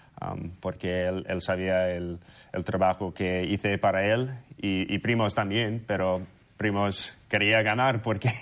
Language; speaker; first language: Spanish; non-native, fluent; English